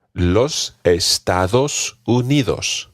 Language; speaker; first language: Spanish; non-native, fluent; English